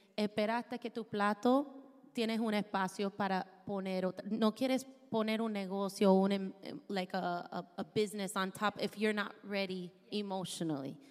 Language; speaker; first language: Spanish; non-native, fluent; English